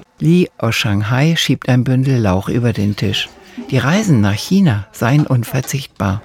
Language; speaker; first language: German; native; German